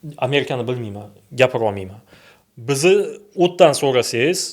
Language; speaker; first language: Uzbek; non-native, local second language; Russian